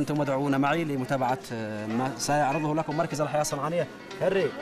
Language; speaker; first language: Arabic; native; Arabic